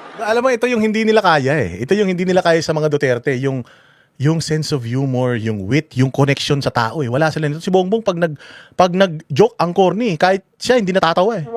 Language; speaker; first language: Filipino; native; Filipino